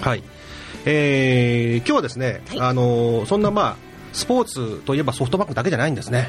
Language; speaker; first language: Japanese; native; Japanese